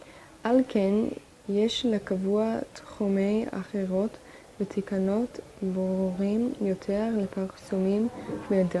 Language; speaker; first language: Hebrew; non-native, learner; English